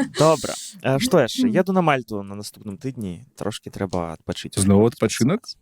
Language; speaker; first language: Belarusian; non-native, local second language; Russian